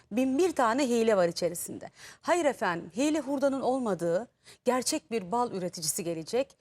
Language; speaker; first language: Turkish; native; Turkish